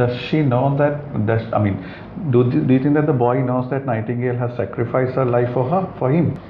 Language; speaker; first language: English; non-native, local second language; Sinhala